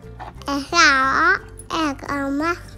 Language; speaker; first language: Japanese; early bilingual, heritage; Japanese